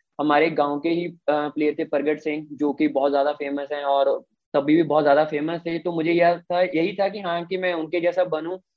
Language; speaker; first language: Hindi; non-native, local second language; Punjabi